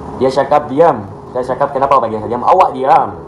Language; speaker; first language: Malay; non-native, learner; Arabic